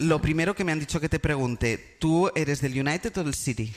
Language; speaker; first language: Spanish; native; Spanish